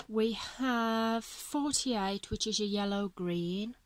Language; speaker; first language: English; native; English